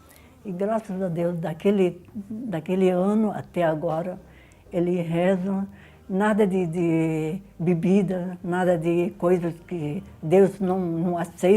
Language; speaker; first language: Portuguese; non-native, learner; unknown